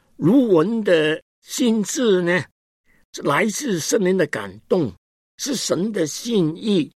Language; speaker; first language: Chinese; non-native, local second language; Cantonese